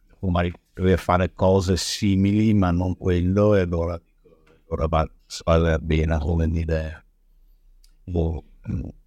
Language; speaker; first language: Italian; native; Italian